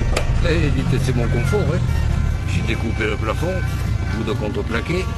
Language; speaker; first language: French; native; French